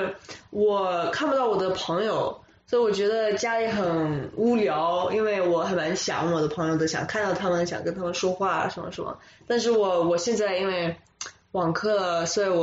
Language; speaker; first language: Chinese; early bilingual, other home language; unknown